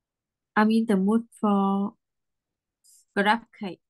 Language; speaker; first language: English; non-native, learner; Vietnamese